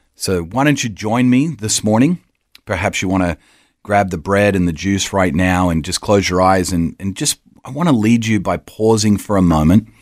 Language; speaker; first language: English; native; English